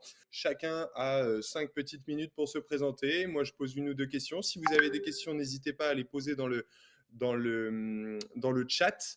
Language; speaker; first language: French; native; French